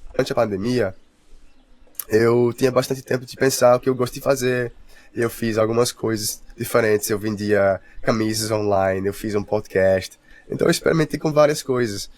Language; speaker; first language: Portuguese; non-native, fluent; English